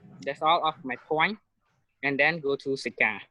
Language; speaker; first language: English; non-native, learner; Khmer